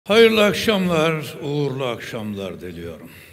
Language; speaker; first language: Turkish; native; Turkish